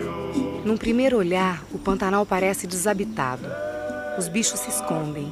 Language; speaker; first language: Portuguese; native; Portuguese